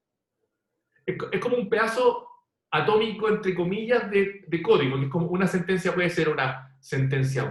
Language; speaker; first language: Spanish; native; Spanish